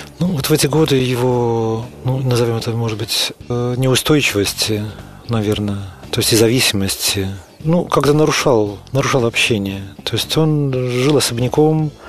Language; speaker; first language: Russian; native; Russian